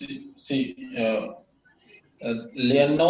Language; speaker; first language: Spanish; non-native, learner; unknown